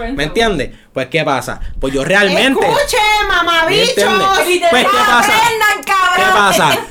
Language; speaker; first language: Spanish; native; Spanish